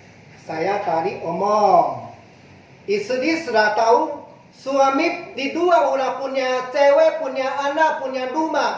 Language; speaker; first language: Indonesian; non-native, learner; Chinese